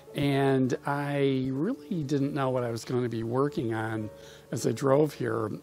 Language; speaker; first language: English; native; English